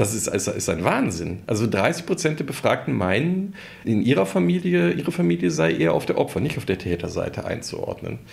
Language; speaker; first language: German; native; German